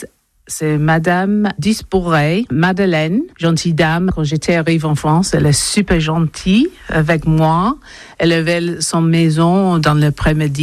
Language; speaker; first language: French; non-native, learner; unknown